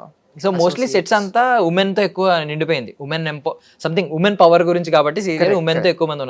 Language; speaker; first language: Telugu; native; Telugu